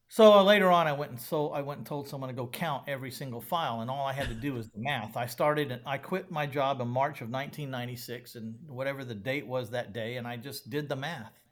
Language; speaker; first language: English; native; English